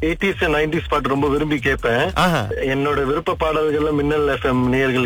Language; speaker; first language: Tamil; early bilingual, heritage; Tamil